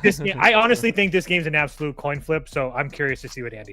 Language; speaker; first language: English; native; English